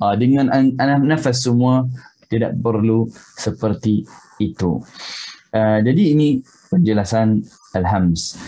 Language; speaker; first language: Malay; non-native, fluent; Arabic